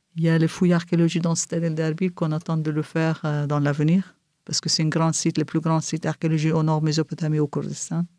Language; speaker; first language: French; non-native, fluent; Kurdish